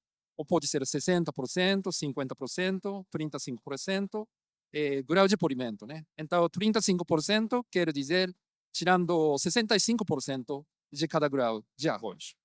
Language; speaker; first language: Portuguese; non-native, fluent; Japanese